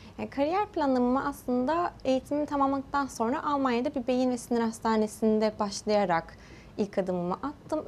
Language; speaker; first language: Turkish; early bilingual, heritage; Turkish